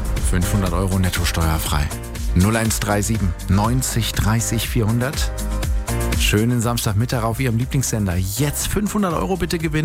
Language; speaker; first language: German; native; German